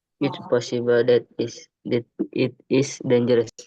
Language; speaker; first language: English; non-native, learner; Indonesian